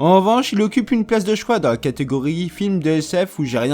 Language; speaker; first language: French; native; French